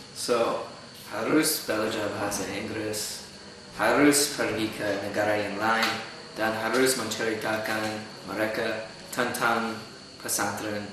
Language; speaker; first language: Indonesian; non-native, learner; English